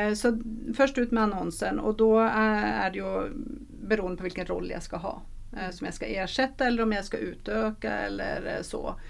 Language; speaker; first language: Swedish; non-native, fluent; Norwegian